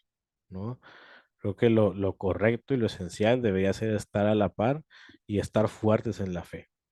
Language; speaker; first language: Spanish; native; Spanish